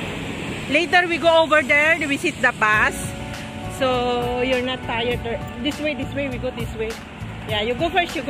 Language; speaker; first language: English; non-native, learner; Filipino